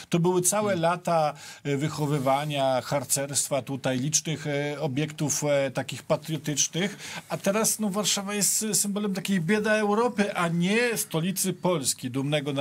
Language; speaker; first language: Polish; native; Polish